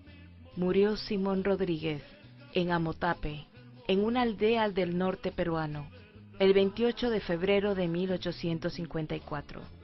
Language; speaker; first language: Spanish; native; Spanish